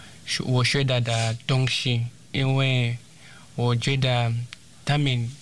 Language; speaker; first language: Chinese; non-native, learner; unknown